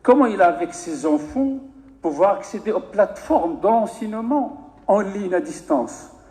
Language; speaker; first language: French; non-native, local second language; Arabic